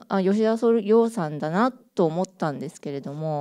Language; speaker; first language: Japanese; native; Japanese